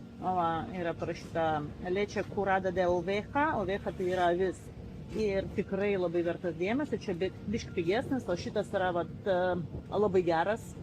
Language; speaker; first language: Lithuanian; native; Lithuanian